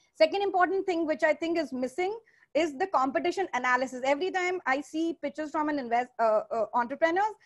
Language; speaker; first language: English; non-native, local second language; Hindi